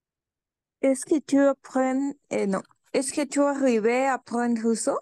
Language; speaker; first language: French; non-native, learner; Spanish